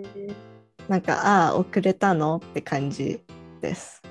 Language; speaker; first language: Japanese; early bilingual, heritage; Japanese